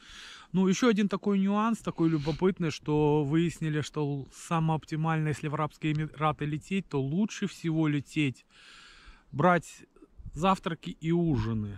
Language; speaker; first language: Russian; native; Russian